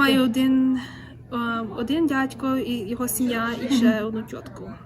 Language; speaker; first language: Ukrainian; early bilingual, other home language; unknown